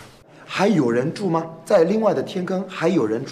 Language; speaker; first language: Chinese; non-native, fluent; Korean